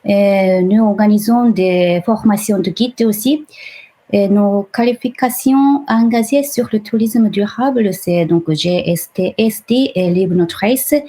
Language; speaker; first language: French; non-native, fluent; Japanese